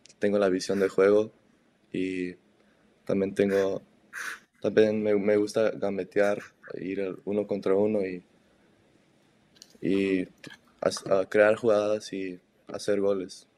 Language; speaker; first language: Spanish; early bilingual, heritage; Spanish